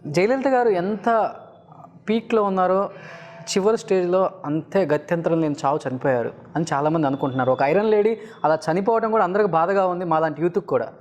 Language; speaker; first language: Telugu; native; Telugu